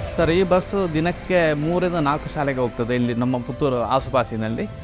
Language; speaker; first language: Kannada; native; Kannada